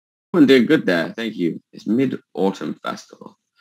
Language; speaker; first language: English; native; English